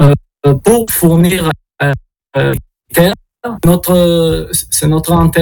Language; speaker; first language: French; non-native, learner; Hebrew